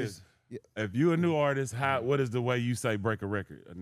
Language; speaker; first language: English; native; English